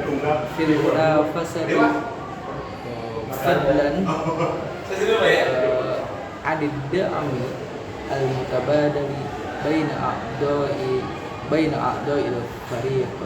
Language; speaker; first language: Arabic; non-native, learner; Indonesian